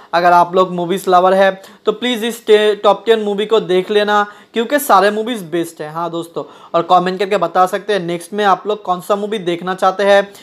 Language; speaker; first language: Hindi; non-native, local second language; Bangla